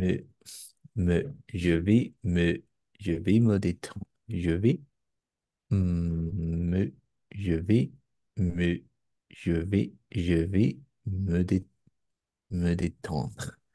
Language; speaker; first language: French; non-native, learner; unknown